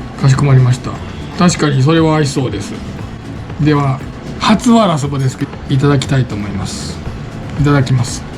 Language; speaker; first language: Japanese; native; Japanese